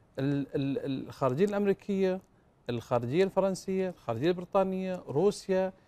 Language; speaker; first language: Arabic; native; Arabic